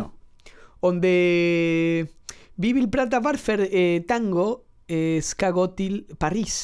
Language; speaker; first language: Swedish; non-native, learner; Spanish